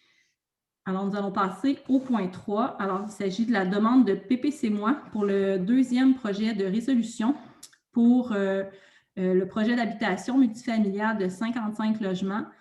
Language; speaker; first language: French; native; French